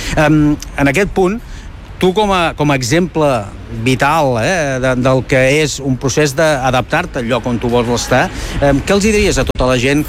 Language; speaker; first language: Catalan; native; Catalan